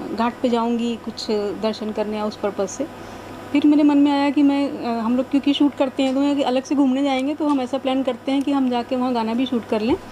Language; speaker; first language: Hindi; native; Hindi